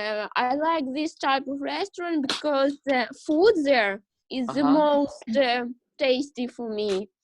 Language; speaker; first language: English; non-native, learner; Ukrainian